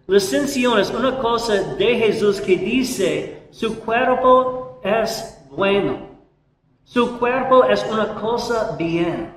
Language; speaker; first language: Spanish; non-native, learner; English